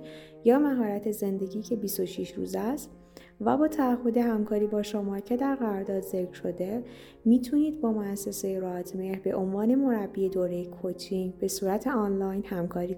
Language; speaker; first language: Persian; native; Persian